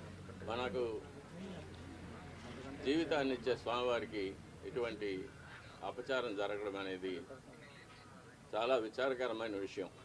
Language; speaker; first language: Telugu; native; Telugu